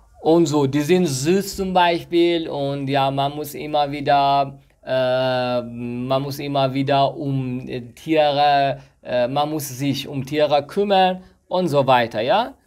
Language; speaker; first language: German; non-native, fluent; Persian